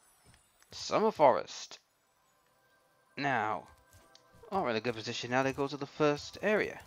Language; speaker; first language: English; native; English